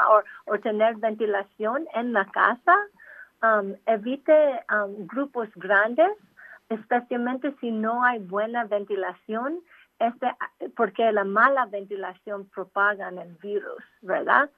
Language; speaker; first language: Spanish; non-native, local second language; English